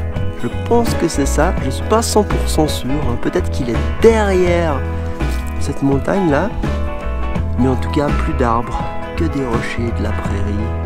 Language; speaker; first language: French; native; French